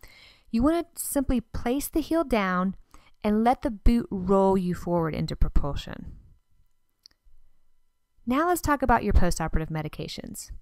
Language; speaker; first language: English; native; English